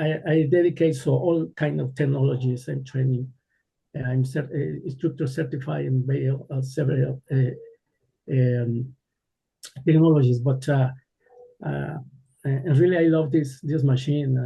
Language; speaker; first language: English; non-native, learner; Spanish